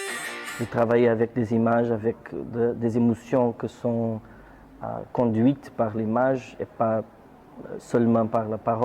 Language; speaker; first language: French; non-native, fluent; Portuguese